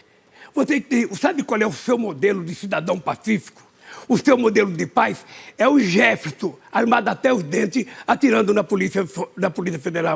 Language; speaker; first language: Portuguese; native; Portuguese